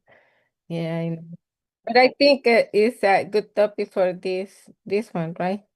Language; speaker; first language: English; non-native, learner; Spanish